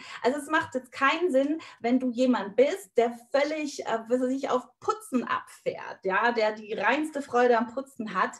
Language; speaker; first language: German; native; German